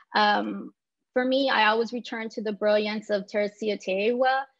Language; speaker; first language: English; native; English